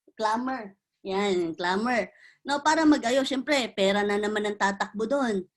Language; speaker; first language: Filipino; native; Filipino